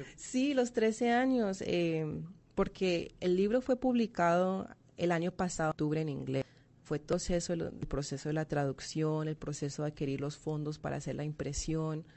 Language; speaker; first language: Spanish; early bilingual, heritage; Spanish